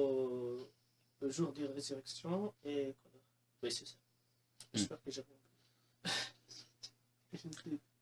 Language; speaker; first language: French; non-native, local second language; Arabic